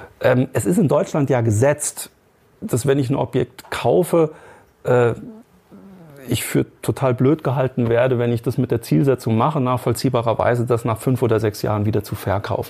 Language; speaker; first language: German; native; German